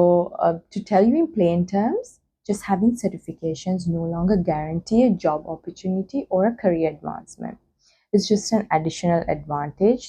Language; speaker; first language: English; non-native, local second language; Sinhala